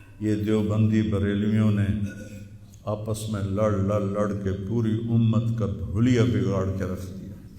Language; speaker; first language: Urdu; non-native, local second language; Punjabi